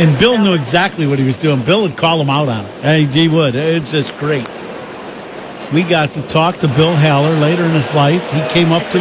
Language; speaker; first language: English; native; English